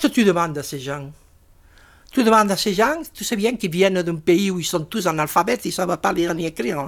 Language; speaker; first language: French; non-native, fluent; Spanish